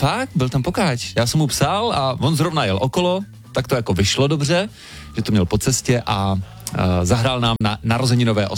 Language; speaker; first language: Czech; native; Czech